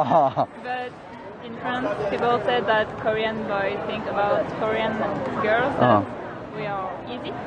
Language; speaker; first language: English; non-native, fluent; French